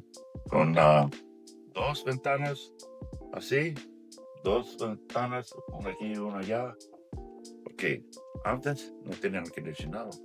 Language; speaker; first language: Spanish; non-native, learner; English